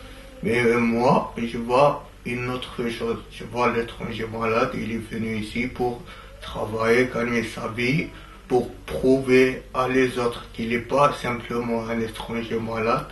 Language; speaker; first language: French; non-native, local second language; Arabic